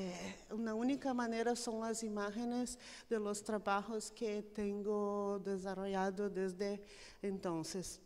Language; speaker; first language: Spanish; non-native, fluent; Portuguese